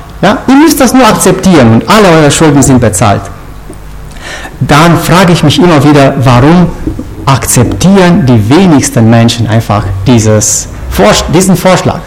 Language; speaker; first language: German; non-native, fluent; Romanian